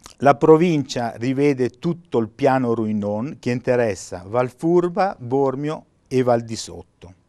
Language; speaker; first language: Italian; native; Italian